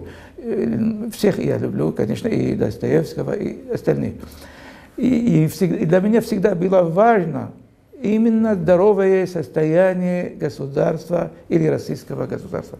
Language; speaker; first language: Russian; non-native, fluent; Arabic